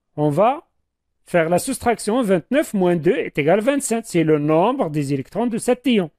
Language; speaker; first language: French; non-native, local second language; Arabic